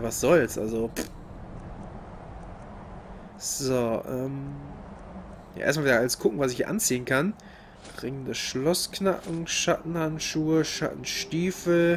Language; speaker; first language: German; native; German